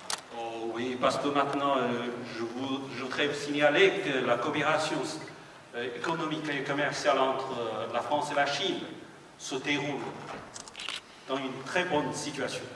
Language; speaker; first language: French; non-native, fluent; Chinese